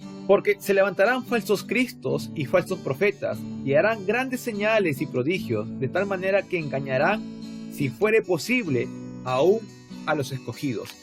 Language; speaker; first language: Spanish; native; Spanish